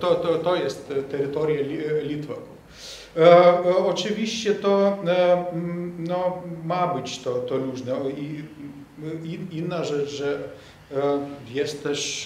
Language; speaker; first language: Polish; non-native, fluent; Lithuanian